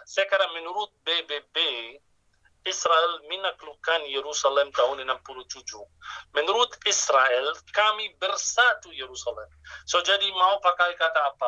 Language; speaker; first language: Indonesian; non-native, fluent; Arabic